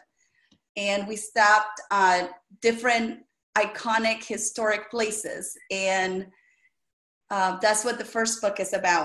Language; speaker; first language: English; non-native, fluent; Spanish